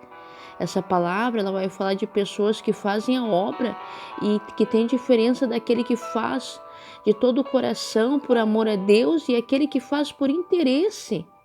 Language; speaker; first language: Portuguese; native; Portuguese